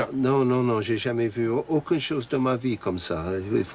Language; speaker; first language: French; non-native, learner; English